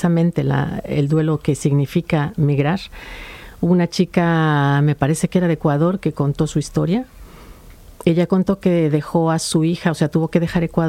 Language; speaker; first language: Spanish; native; Spanish